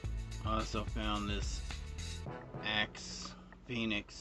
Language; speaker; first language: English; native; English